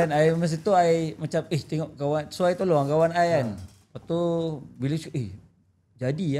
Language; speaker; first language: Malay; native; Malay